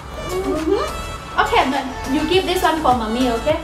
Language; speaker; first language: English; non-native, learner; Thai